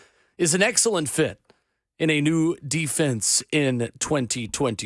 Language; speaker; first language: English; native; English